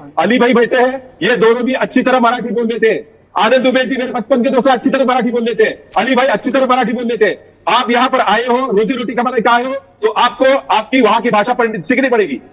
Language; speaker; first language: Hindi; non-native, local second language; Marathi